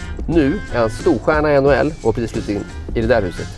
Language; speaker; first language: Swedish; native; Swedish